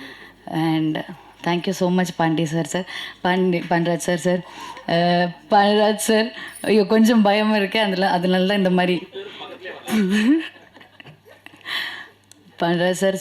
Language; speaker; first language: Tamil; non-native, learner; Telugu